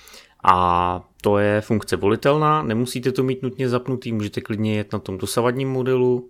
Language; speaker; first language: Czech; native; Czech